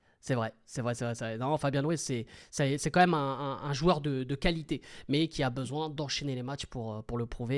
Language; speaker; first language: French; native; French